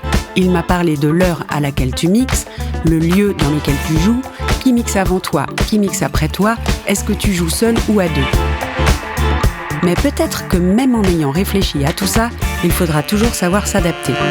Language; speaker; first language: French; native; French